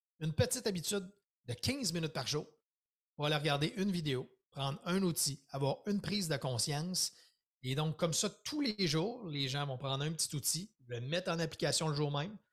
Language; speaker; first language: French; native; French